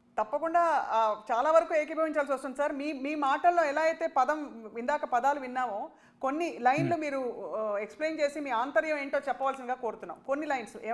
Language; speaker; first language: Telugu; native; Telugu